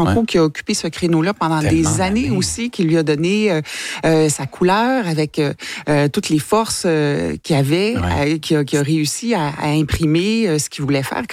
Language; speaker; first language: French; native; French